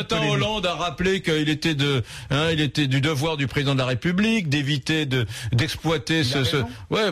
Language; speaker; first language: French; native; French